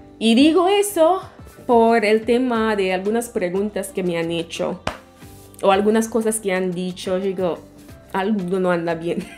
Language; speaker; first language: Spanish; non-native, fluent; English